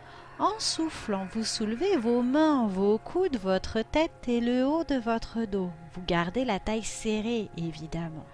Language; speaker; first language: French; native; French